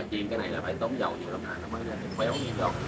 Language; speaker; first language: Vietnamese; native; Vietnamese